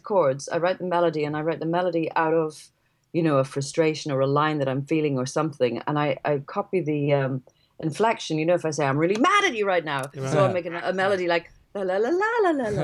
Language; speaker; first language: English; native; English